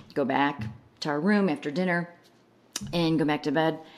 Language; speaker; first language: English; native; English